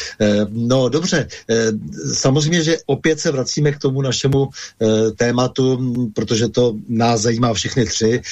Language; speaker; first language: Czech; native; Czech